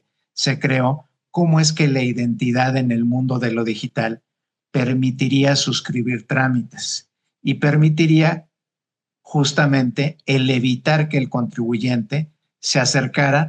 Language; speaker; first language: Spanish; native; Spanish